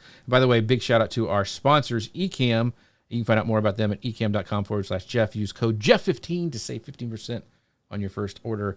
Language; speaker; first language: English; native; English